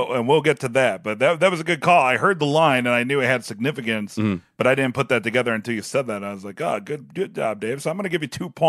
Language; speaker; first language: English; native; English